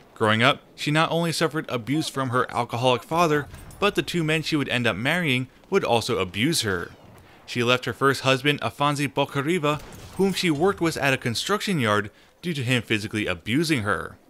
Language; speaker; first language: English; native; English